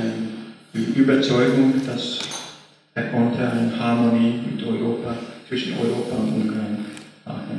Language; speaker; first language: German; non-native, fluent; Hungarian